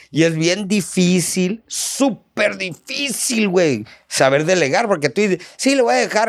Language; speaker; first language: Spanish; early bilingual, heritage; Spanish